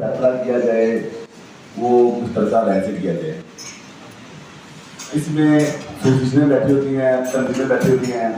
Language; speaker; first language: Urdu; non-native, local second language; Punjabi